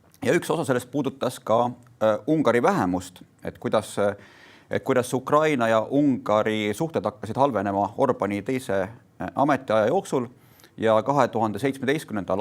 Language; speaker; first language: Estonian; native; Estonian